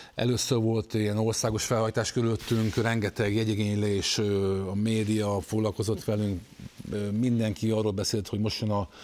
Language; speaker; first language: Hungarian; native; Hungarian